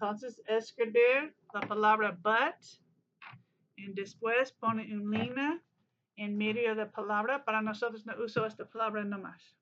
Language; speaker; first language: Spanish; non-native, learner; English